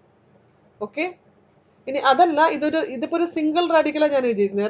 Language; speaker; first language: Malayalam; native; Malayalam